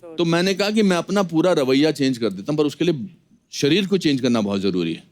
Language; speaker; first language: Hindi; native; Hindi